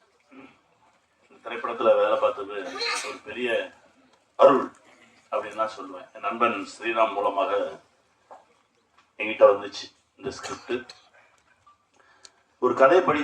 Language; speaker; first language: Tamil; native; Tamil